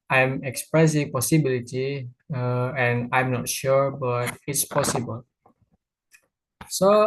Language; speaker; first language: English; non-native, learner; Indonesian